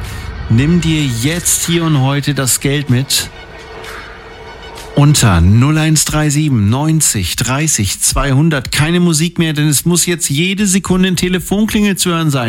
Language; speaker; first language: German; native; German